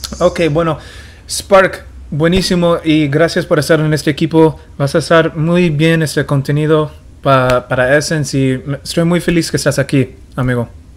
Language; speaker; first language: Spanish; non-native, learner; English